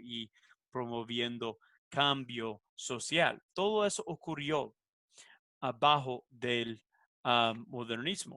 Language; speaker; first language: Spanish; non-native, fluent; English